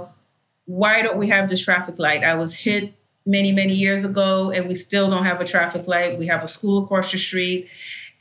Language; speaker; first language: English; early bilingual, other home language; Haitian Creole